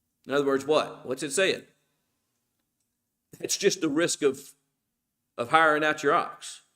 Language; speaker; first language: English; native; English